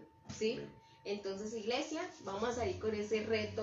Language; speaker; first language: Spanish; native; Spanish